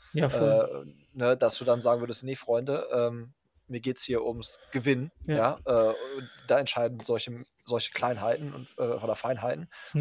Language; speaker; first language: German; native; German